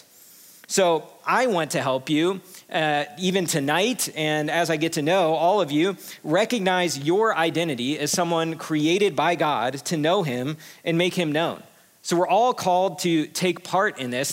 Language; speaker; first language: English; native; English